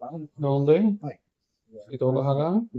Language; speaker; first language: Spanish; native; Spanish